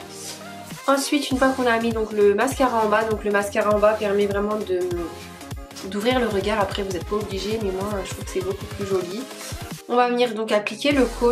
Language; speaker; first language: French; native; French